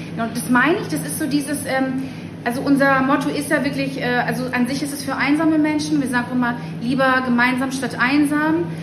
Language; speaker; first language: German; native; German